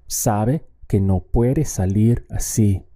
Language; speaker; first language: Spanish; non-native, fluent; English